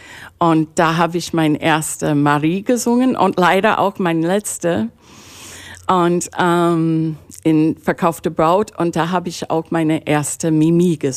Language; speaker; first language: German; non-native, fluent; English